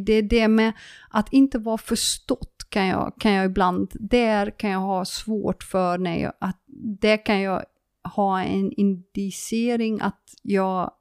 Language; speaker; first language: Swedish; non-native, fluent; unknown